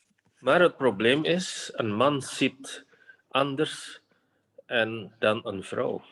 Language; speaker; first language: Dutch; non-native, fluent; Indonesian